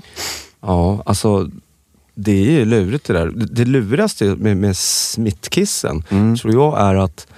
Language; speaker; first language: Swedish; native; Swedish